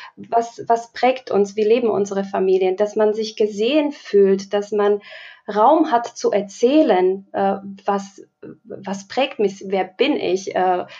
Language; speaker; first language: German; non-native, fluent; Slovak